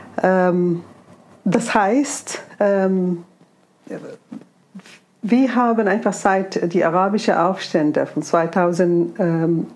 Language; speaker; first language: German; non-native, fluent; Arabic